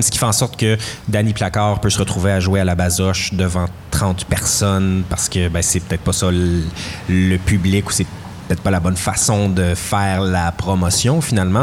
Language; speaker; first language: French; native; French